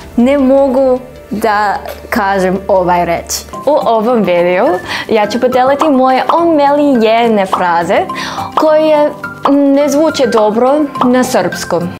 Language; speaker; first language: Serbian; non-native, learner; English